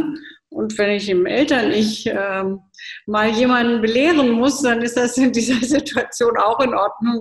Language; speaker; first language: German; native; German